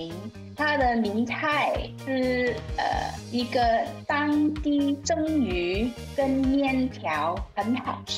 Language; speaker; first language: Chinese; non-native, learner; English